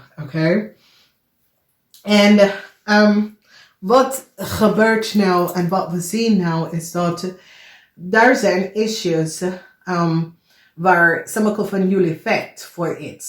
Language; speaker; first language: Dutch; non-native, fluent; English